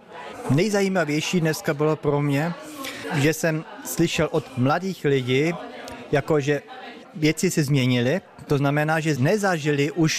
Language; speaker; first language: Czech; early bilingual, heritage; Czech